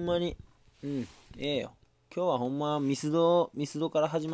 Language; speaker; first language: Japanese; native; Japanese